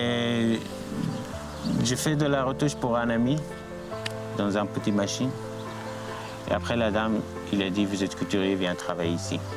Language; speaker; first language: French; non-native, learner; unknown